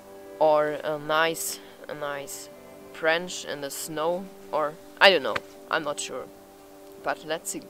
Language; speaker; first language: English; non-native, fluent; German